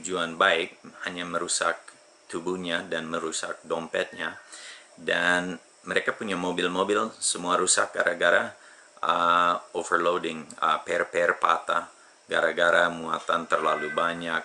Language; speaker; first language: Indonesian; non-native, fluent; English